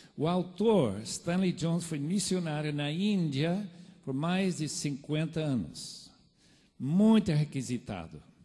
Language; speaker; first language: Portuguese; non-native, fluent; English